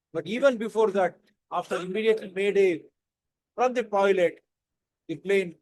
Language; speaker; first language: English; non-native, local second language; Telugu